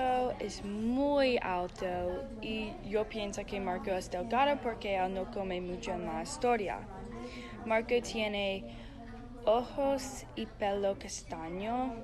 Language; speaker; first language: Spanish; non-native, learner; English